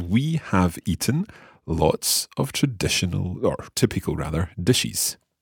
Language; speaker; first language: English; native; English